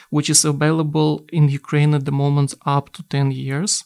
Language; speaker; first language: English; non-native, fluent; Ukrainian